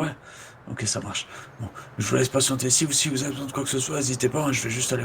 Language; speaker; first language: French; native; French